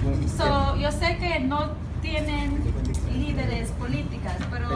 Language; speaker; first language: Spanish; non-native, learner; English